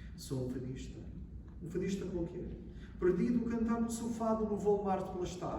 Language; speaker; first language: Portuguese; non-native, fluent; English